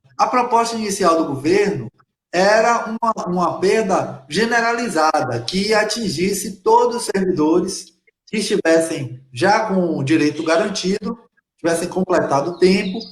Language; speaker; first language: Portuguese; native; Portuguese